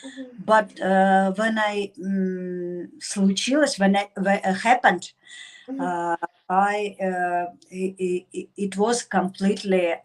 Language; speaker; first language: English; non-native, learner; Russian